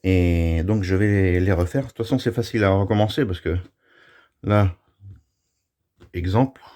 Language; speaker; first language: French; native; French